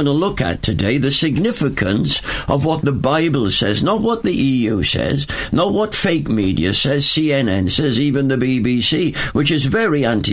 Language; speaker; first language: English; native; English